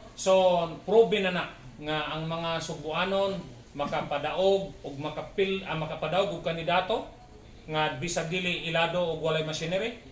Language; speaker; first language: Cebuano; native; Cebuano